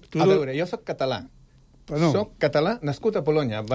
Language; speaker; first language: Catalan; non-native, fluent; Polish